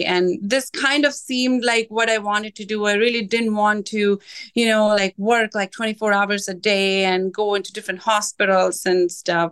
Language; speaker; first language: English; non-native, local second language; Punjabi